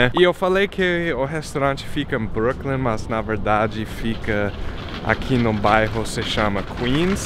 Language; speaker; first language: Portuguese; non-native, fluent; English